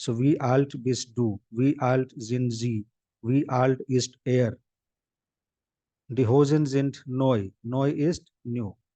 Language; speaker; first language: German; non-native, fluent; Hindi